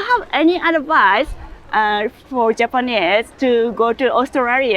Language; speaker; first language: English; non-native, learner; Japanese